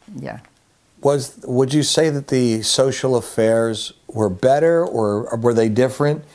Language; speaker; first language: English; native; English